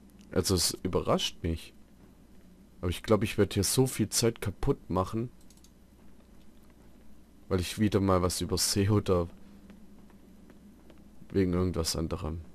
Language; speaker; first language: German; native; German